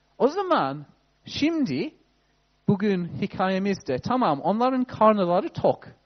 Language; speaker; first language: Turkish; non-native, fluent; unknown